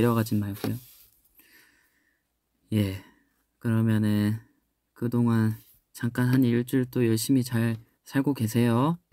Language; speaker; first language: Korean; native; Korean